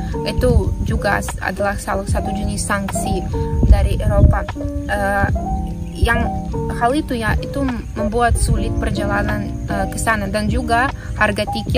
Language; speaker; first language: Indonesian; non-native, fluent; Russian